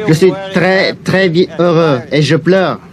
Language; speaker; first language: French; non-native, fluent; Vietnamese